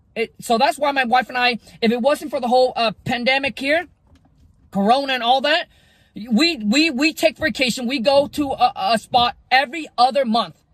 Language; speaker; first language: English; early bilingual, other home language; Vietnamese